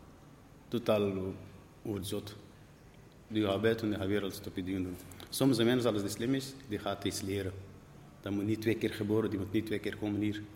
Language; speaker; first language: Dutch; non-native, learner; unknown